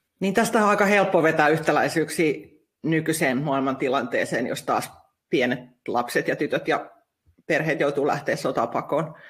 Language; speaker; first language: Finnish; native; Finnish